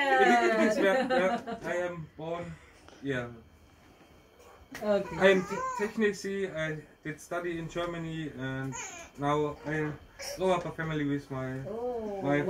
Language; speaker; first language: English; non-native, learner; German